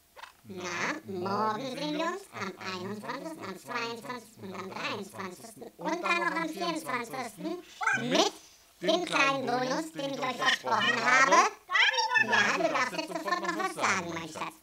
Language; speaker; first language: German; native; German